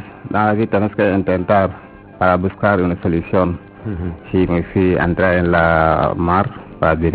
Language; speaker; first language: Spanish; non-native, learner; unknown